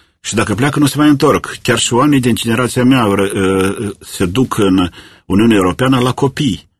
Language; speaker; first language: Romanian; native; Romanian